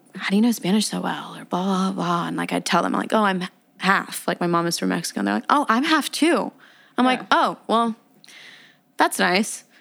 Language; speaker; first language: English; native; English